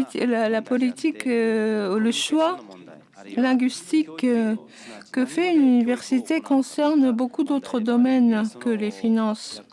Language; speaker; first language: French; non-native, fluent; Japanese